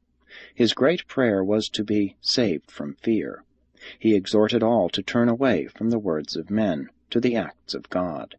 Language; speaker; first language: English; native; English